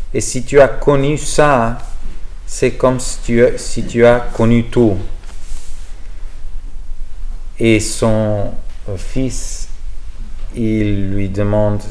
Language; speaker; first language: French; non-native, learner; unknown